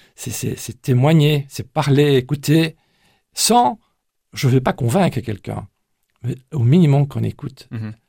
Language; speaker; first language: French; native; French